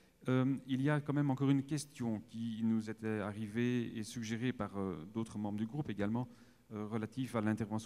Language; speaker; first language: French; native; French